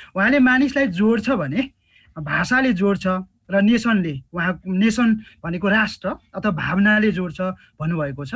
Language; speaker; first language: Nepali; non-native, local second language; Eastern Tamang